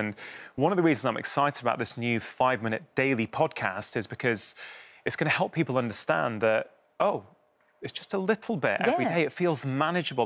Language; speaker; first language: English; native; English